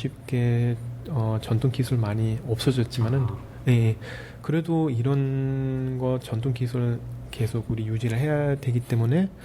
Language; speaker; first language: Korean; early bilingual, heritage; Korean